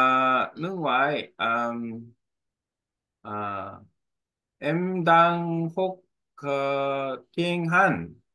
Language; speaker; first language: Vietnamese; non-native, learner; Korean